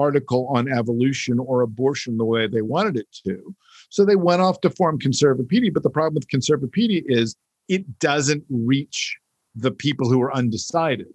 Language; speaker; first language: English; native; English